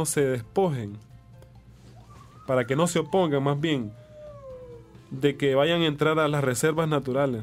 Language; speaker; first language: Spanish; native; Spanish